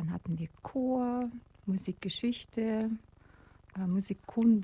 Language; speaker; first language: German; non-native, fluent; Russian